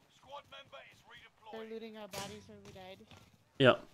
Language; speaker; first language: English; native; English